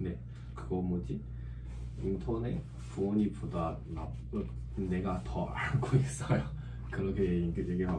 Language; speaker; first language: Korean; non-native, learner; Chinese